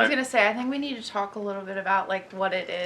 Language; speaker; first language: English; native; English